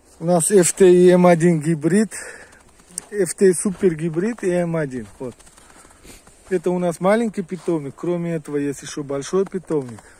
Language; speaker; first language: Russian; non-native, local second language; Uzbek